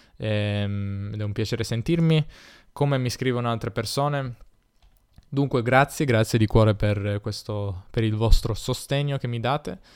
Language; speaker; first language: Italian; native; Italian